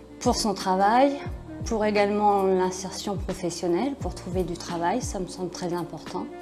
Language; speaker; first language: French; native; French